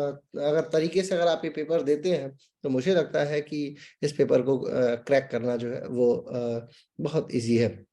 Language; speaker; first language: Hindi; native; Hindi